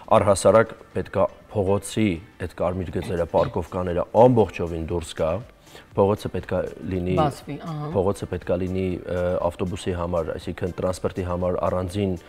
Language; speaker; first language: Armenian; native; Armenian